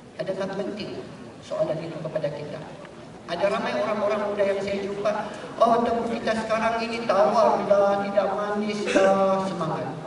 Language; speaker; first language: Malay; native; Malay